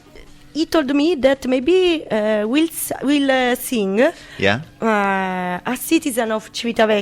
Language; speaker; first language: English; non-native, learner; Italian